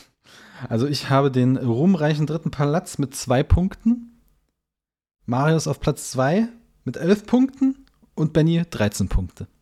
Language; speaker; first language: German; native; German